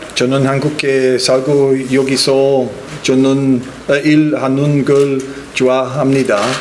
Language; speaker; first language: Korean; non-native, learner; English